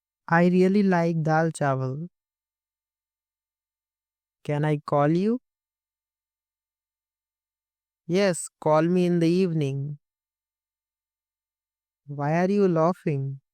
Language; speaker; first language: English; non-native, local second language; Hindi